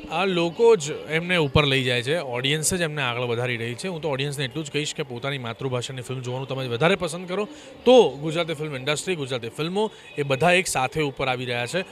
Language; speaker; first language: Gujarati; native; Gujarati